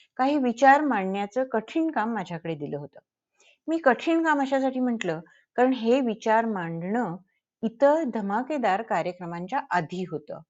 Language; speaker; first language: Marathi; early bilingual, heritage; Marathi